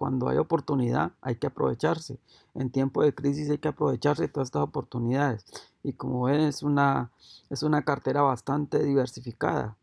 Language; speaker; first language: Spanish; native; Spanish